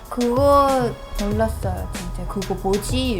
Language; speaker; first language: Korean; non-native, fluent; Japanese